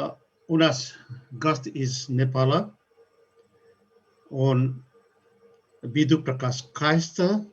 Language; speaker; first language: Russian; non-native, learner; Nepali